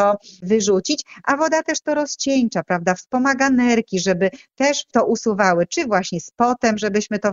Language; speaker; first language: Polish; native; Polish